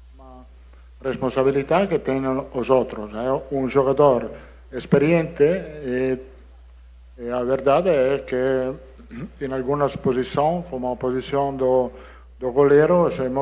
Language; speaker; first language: Portuguese; non-native, learner; Italian